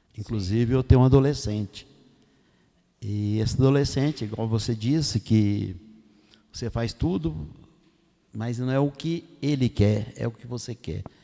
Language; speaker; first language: Portuguese; non-native, fluent; Arabic